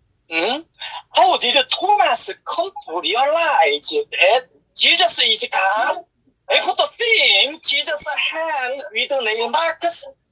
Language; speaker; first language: English; non-native, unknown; Korean